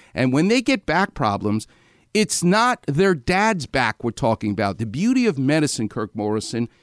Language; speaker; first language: English; native; English